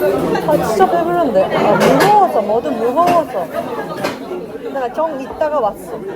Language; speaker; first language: Korean; non-native, learner; Japanese